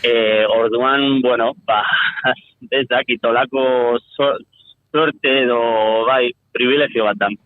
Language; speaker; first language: Basque; non-native, local second language; Spanish